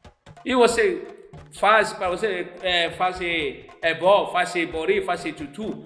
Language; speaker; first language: Portuguese; non-native, learner; Yoruba